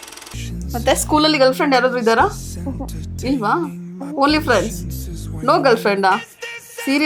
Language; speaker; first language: Kannada; native; Kannada